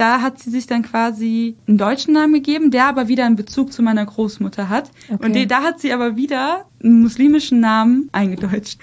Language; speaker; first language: German; early bilingual, other home language; Russian